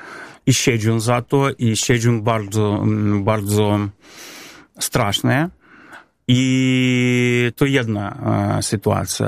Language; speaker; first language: Polish; non-native, fluent; Belarusian